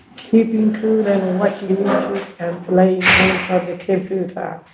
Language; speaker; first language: English; native; English